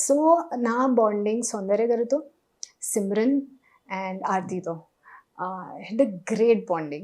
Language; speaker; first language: Telugu; non-native, local second language; Hindi